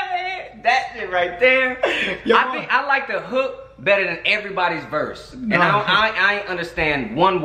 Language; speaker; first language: English; native; English